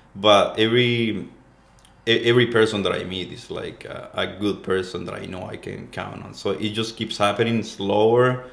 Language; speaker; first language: English; non-native, fluent; Spanish